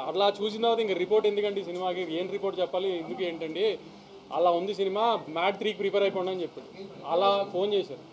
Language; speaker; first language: Telugu; native; Telugu